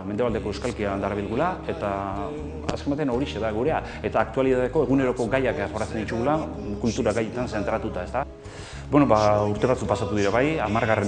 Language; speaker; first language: Basque; native; Basque